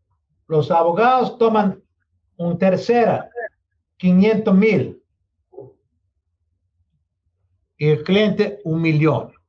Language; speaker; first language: Spanish; non-native, learner; English